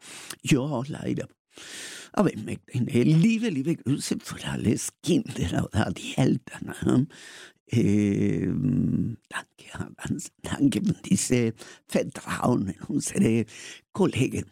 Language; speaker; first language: German; non-native, learner; Spanish